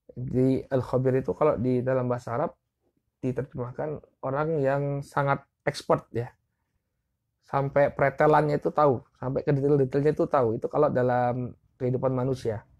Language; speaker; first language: Indonesian; native; Indonesian